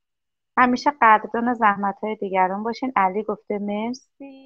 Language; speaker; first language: Persian; native; Persian